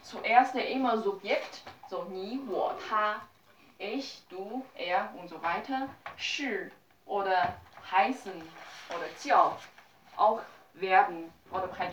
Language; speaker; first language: German; non-native, learner; Chinese